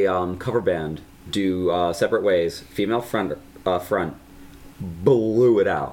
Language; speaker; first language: English; native; English